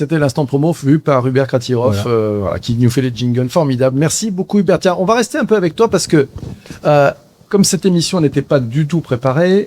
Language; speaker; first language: French; native; French